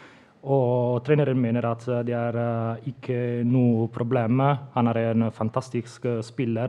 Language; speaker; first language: Norwegian; non-native, fluent; Italian